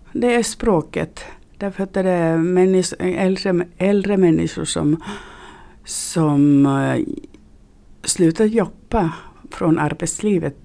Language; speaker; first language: Swedish; non-native, learner; Finnish